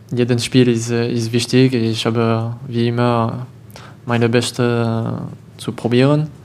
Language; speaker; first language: German; non-native, learner; French